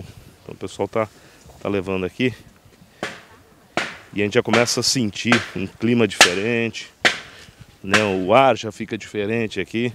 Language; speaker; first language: Portuguese; native; Portuguese